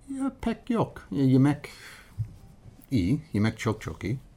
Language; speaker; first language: Turkish; non-native, learner; English